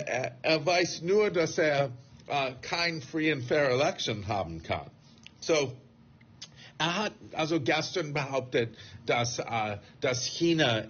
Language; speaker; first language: German; non-native, fluent; English